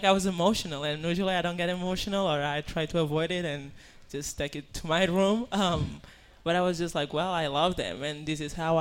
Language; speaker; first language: English; non-native, fluent; Spanish